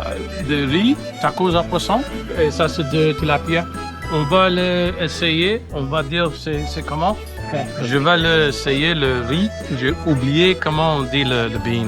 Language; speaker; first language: French; non-native, local second language; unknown